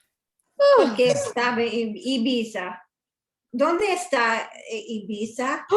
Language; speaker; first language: Spanish; non-native, learner; English